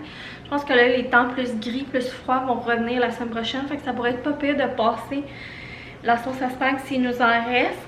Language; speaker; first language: French; native; French